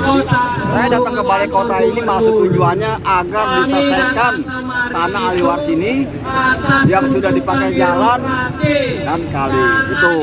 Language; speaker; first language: Indonesian; native; Indonesian